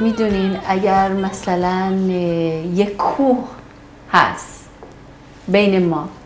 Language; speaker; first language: Persian; early bilingual, heritage; Persian